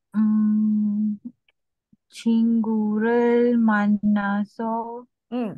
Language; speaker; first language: Korean; non-native, learner; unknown